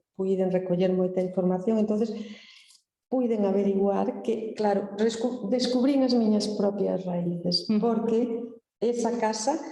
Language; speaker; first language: Galician; native; Galician